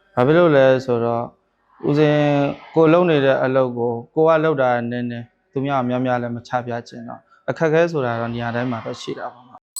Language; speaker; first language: Burmese; native; Burmese